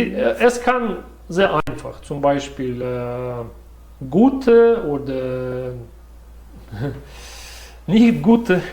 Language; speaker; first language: German; non-native, learner; Russian